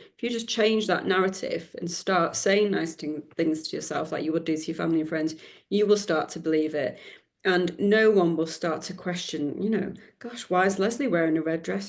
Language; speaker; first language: English; native; English